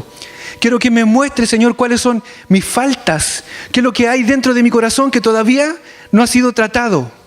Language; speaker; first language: Spanish; native; Spanish